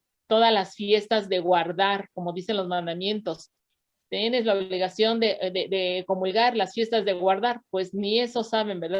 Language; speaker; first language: Spanish; native; Spanish